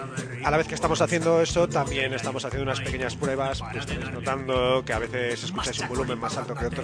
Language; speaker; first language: Spanish; native; Spanish